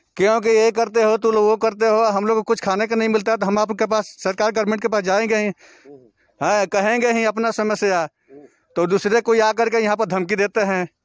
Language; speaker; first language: Hindi; native; Hindi